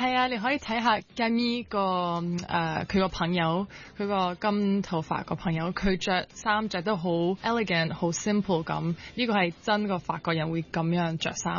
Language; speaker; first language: Cantonese; non-native, local second language; French